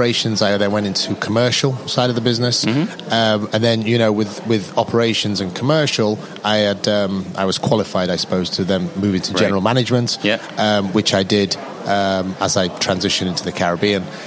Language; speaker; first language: English; native; English